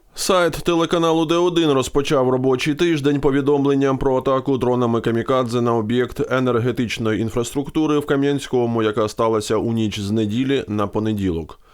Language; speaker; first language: Ukrainian; native; Ukrainian